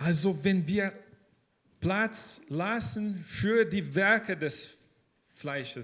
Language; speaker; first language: German; non-native, fluent; Portuguese